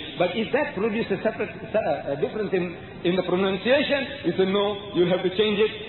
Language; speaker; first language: English; early bilingual, other home language; Gujarati